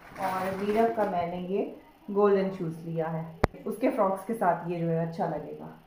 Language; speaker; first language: Urdu; native; Urdu